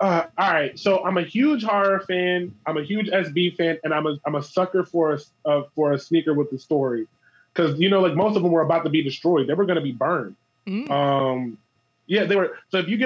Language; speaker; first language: English; native; English